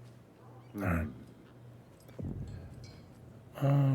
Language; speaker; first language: English; native; English